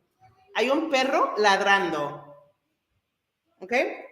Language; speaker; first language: Spanish; non-native, fluent; English